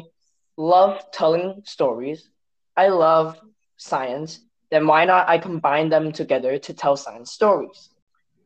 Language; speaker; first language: English; non-native, local second language; Cantonese